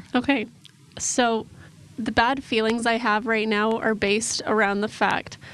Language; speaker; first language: English; native; English